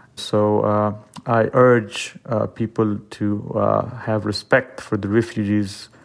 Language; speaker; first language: English; non-native, fluent; Persian